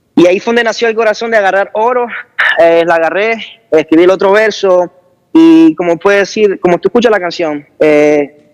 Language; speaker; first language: Spanish; native; Spanish